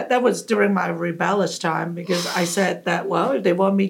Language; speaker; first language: English; non-native, local second language; Cantonese